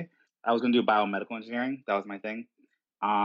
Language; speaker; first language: English; native; English